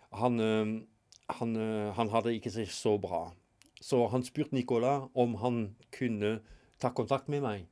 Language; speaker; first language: Norwegian; non-native, fluent; French